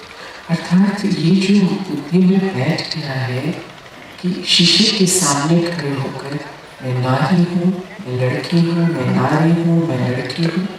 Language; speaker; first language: Hindi; native; Hindi